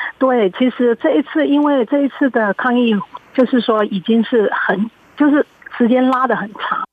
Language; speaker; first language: Chinese; early bilingual, heritage; Chinese